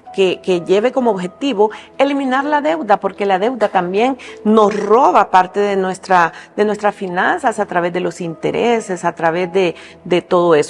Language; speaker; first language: Spanish; native; Spanish